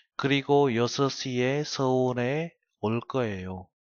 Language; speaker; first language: Korean; non-native, learner; Vietnamese